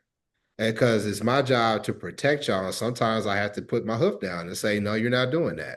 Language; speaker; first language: English; native; English